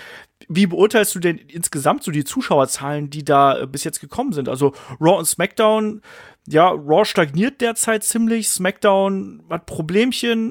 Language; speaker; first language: German; native; German